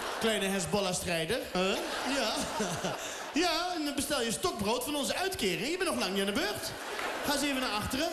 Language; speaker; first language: Dutch; early bilingual, other home language; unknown